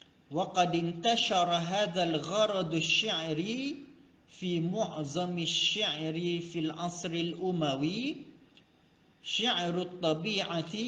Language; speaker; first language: Arabic; non-native, fluent; Malay